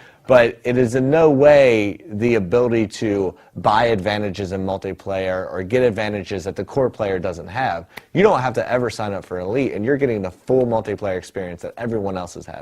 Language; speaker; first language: English; native; English